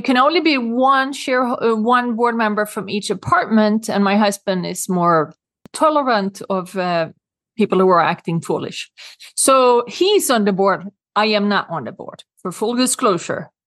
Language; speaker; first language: English; non-native, fluent; Swedish